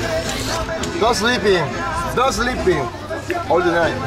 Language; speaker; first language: English; non-native, learner; Spanish